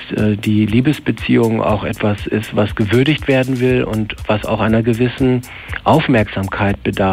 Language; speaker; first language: German; native; German